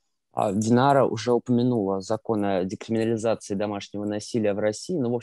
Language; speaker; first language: Russian; native; Russian